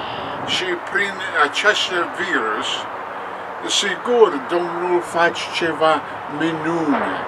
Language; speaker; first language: Romanian; non-native, learner; English